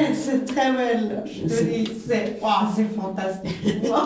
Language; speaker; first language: French; non-native, local second language; German